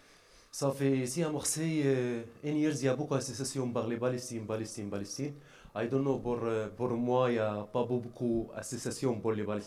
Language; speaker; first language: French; non-native, learner; Arabic